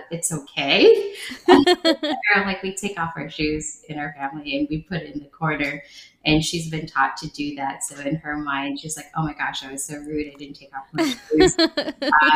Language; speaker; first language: English; early bilingual, other home language; Vietnamese